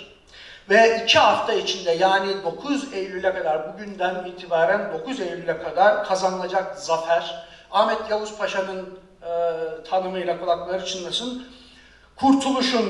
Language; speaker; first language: Turkish; native; Turkish